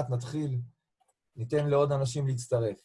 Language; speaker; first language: Hebrew; native; Hebrew